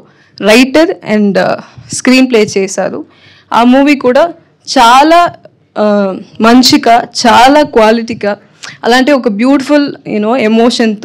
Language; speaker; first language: Telugu; non-native, learner; Tamil